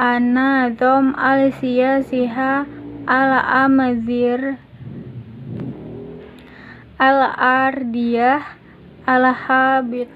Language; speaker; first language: Arabic; non-native, learner; Indonesian